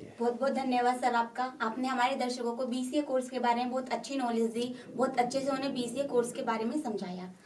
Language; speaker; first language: Hindi; native; Hindi